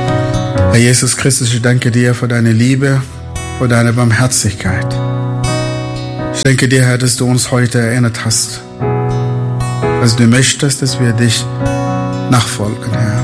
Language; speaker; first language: German; non-native, fluent; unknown